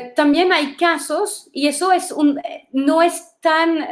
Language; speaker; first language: Spanish; non-native, fluent; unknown